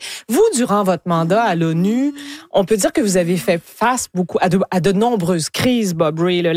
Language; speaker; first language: French; native; French